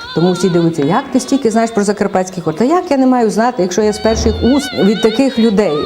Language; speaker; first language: Ukrainian; native; Ukrainian